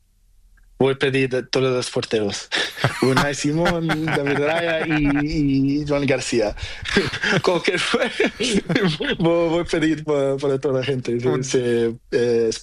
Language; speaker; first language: Spanish; non-native, learner; Portuguese